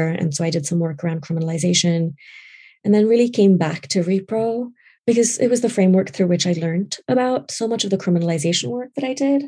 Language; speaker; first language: English; non-native, local second language; Urdu